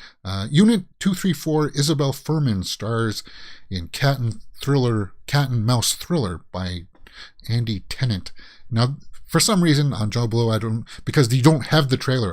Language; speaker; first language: English; native; English